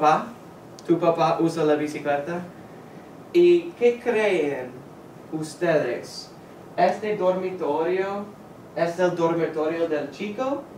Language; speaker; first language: Spanish; non-native, fluent; English